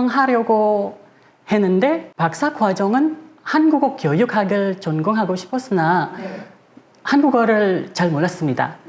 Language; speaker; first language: Korean; non-native, fluent; Indonesian